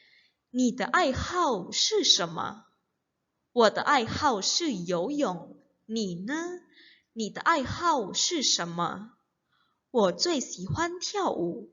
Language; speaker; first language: Chinese; non-native, fluent; Indonesian